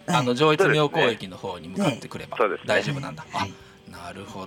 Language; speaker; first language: Japanese; native; Japanese